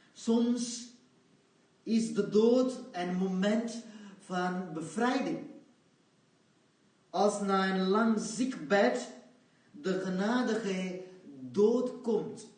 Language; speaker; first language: Dutch; non-native, fluent; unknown